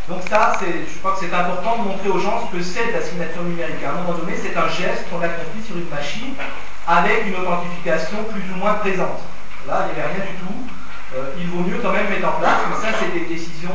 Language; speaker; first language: French; native; French